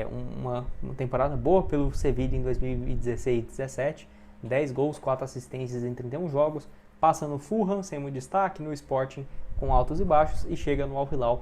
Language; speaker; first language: Portuguese; native; Portuguese